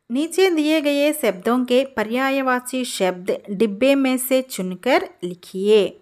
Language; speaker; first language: Hindi; non-native, local second language; Telugu